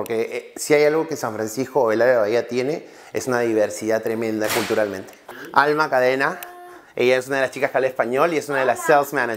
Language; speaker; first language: Spanish; native; Spanish